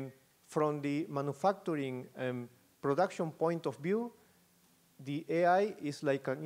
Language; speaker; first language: English; non-native, fluent; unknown